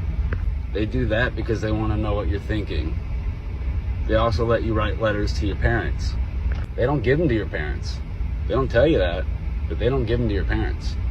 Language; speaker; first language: English; native; English